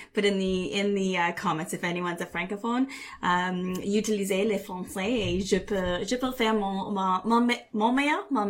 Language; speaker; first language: French; non-native, learner; English